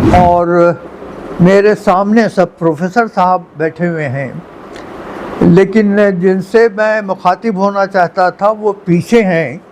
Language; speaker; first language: Urdu; native; Urdu